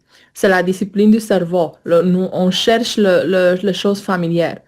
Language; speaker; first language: French; non-native, fluent; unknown